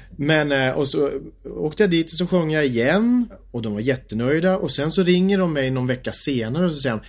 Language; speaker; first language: Swedish; native; Swedish